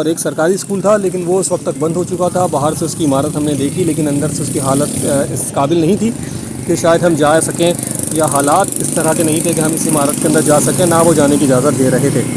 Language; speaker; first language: Urdu; native; Urdu